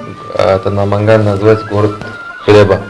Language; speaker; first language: Russian; non-native, learner; Uzbek